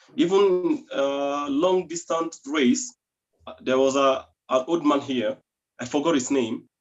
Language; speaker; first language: English; non-native, local second language; Yoruba